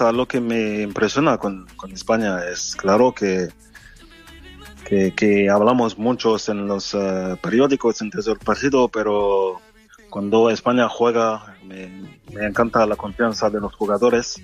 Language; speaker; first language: Spanish; non-native, fluent; French